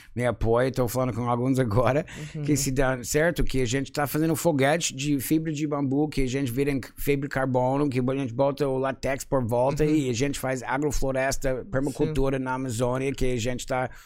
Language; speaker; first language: Portuguese; non-native, fluent; English